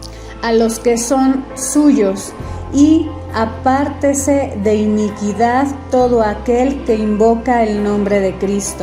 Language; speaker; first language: Spanish; native; Spanish